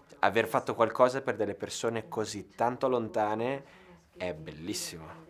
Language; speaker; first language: Italian; native; Italian